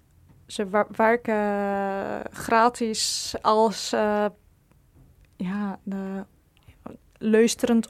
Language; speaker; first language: Dutch; non-native, fluent; Ukrainian